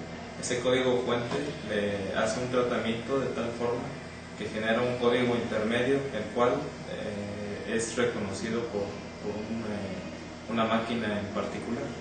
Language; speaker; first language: Spanish; native; Spanish